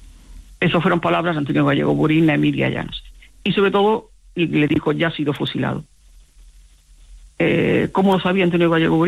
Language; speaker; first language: Spanish; native; Spanish